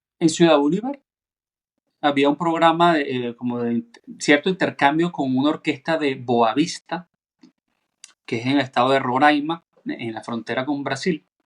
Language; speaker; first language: Spanish; native; Spanish